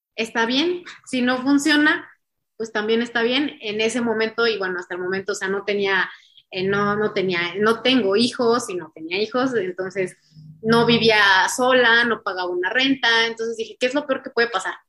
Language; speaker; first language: Spanish; native; Spanish